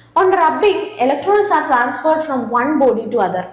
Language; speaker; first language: English; non-native, local second language; Malayalam